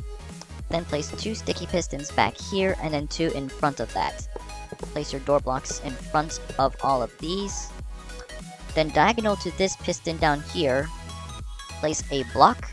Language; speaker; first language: English; native; English